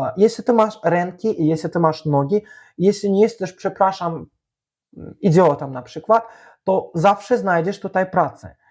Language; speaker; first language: Polish; non-native, fluent; Azerbaijani